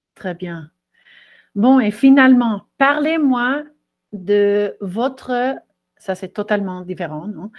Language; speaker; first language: French; non-native, fluent; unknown